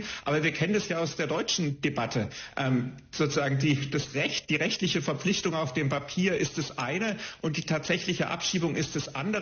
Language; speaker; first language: German; native; German